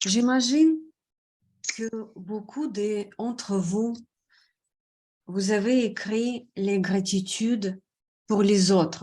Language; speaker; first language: French; non-native, fluent; Russian